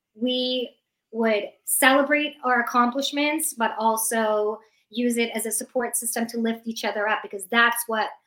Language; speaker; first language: English; early bilingual, other home language; Persian